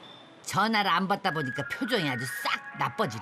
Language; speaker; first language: Korean; native; Korean